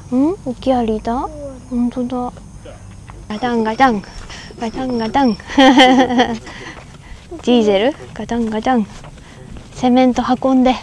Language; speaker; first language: Japanese; native; Japanese